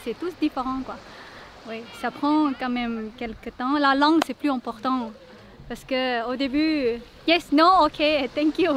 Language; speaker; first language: French; non-native, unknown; Thai